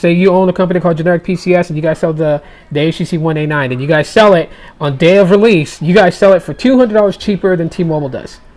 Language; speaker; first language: English; native; English